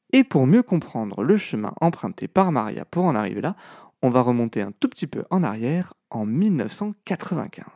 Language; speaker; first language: French; native; French